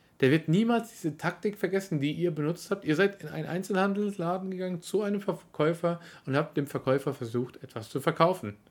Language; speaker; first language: German; early bilingual, other home language; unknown